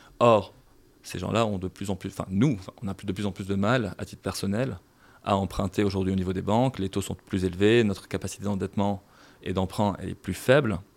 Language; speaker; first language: French; non-native, local second language; Arabic